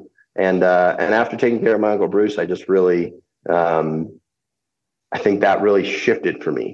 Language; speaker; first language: English; native; English